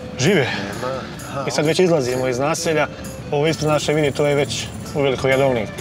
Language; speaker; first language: Croatian; native; Croatian